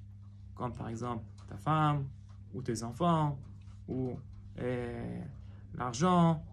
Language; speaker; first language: French; non-native, fluent; Hebrew